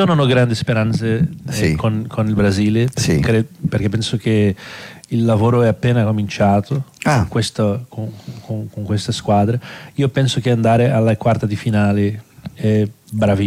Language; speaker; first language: Italian; non-native, fluent; Portuguese